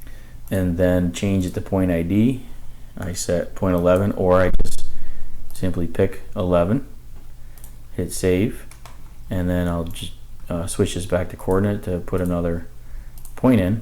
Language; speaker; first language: English; native; English